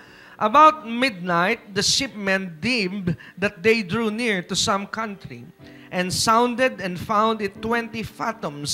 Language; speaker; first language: English; non-native, local second language; Filipino